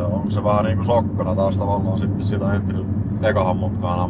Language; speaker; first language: Finnish; native; Finnish